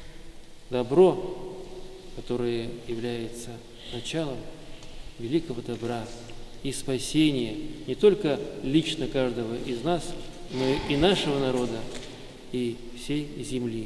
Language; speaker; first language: Russian; native; Russian